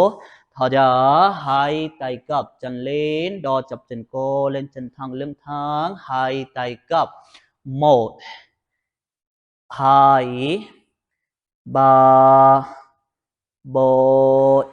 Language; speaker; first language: Vietnamese; non-native, learner; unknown